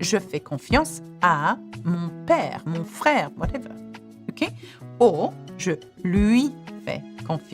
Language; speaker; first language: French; non-native, fluent; English